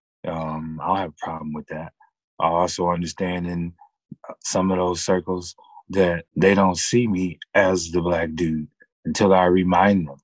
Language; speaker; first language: English; native; English